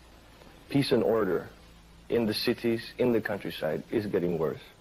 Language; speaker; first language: English; non-native, fluent; Filipino